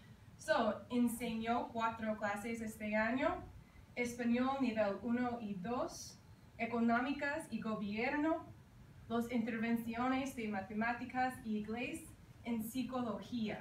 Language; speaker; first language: Spanish; non-native, fluent; English